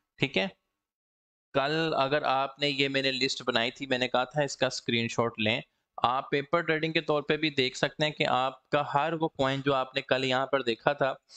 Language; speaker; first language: Hindi; native; Hindi